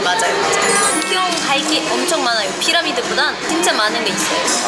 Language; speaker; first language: Korean; non-native, local second language; Arabic